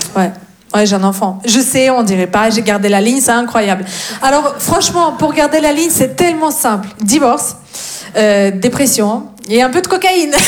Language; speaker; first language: French; non-native, fluent; Russian